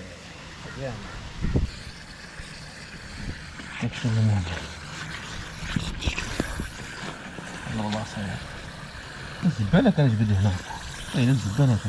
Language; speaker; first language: Arabic; native; Arabic